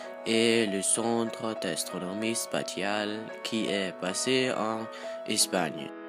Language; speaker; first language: French; non-native, learner; Danish